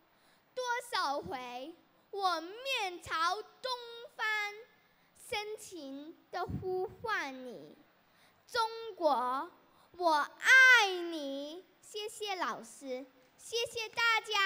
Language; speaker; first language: Chinese; early bilingual, heritage; Chinese